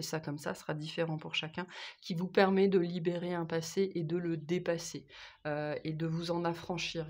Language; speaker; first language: French; native; French